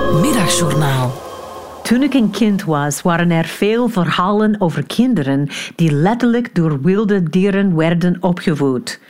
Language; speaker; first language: Dutch; non-native, fluent; English